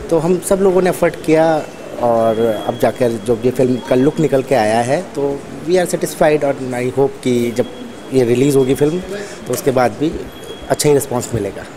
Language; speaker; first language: Hindi; native; Hindi